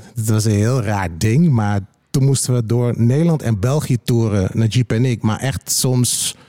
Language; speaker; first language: Dutch; native; Dutch